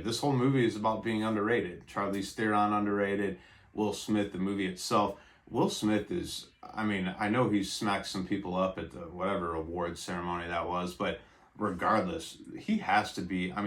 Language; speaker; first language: English; native; English